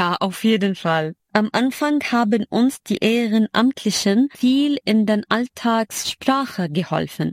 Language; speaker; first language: German; non-native, fluent; Arabic